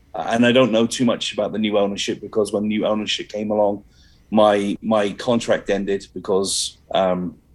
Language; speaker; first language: English; native; English